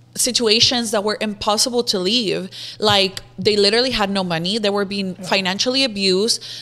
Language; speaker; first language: English; non-native, fluent; Spanish